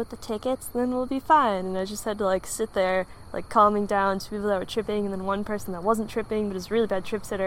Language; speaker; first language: English; native; English